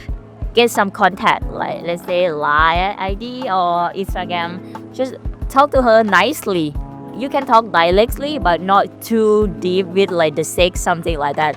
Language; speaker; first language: English; non-native, learner; Thai